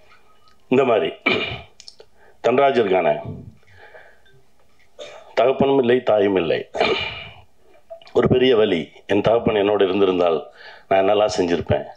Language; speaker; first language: Tamil; native; Tamil